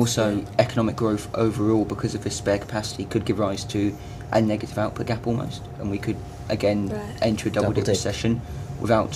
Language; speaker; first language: English; native; English